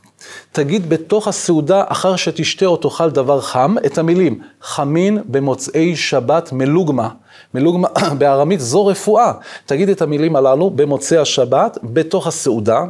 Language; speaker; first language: Hebrew; native; Hebrew